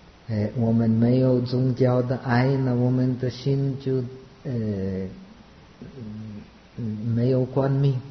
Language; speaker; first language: Chinese; non-native, fluent; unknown